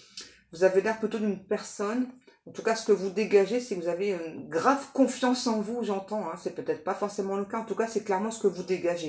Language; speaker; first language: French; native; French